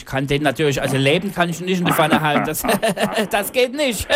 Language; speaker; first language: German; native; German